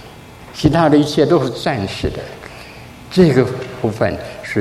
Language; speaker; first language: Chinese; native; Chinese